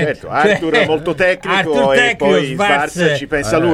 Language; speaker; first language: Italian; native; Italian